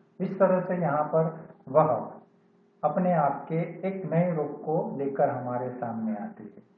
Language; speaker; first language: Hindi; non-native, local second language; Gujarati